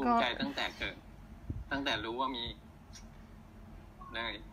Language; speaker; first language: Thai; native; Thai